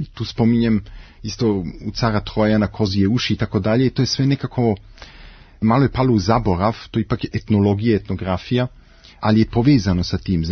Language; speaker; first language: Serbian; early bilingual, heritage; Serbian